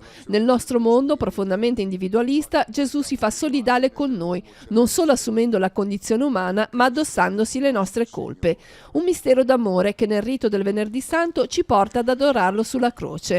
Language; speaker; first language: Italian; native; Italian